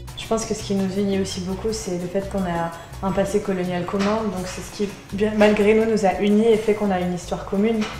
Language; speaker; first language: French; early bilingual, other home language; Spanish